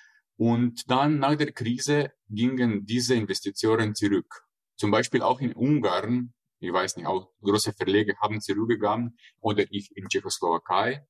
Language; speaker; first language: German; non-native, fluent; Slovenian